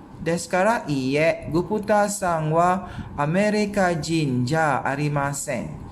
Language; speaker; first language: Japanese; non-native, fluent; Malay